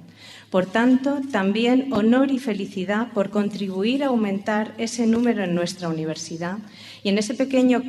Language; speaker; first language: Spanish; native; Spanish